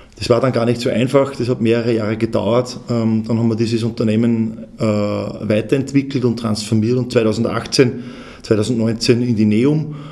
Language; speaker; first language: German; native; German